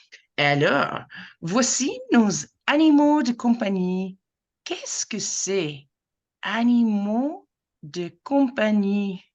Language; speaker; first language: French; non-native, fluent; English